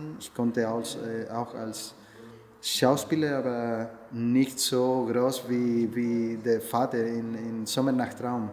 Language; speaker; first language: German; non-native, learner; Spanish